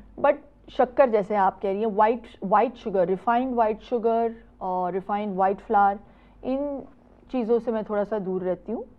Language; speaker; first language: Hindi; non-native, local second language; Tulu